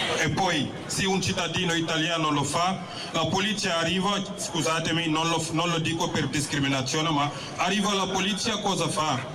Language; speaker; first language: Italian; non-native, fluent; Wolof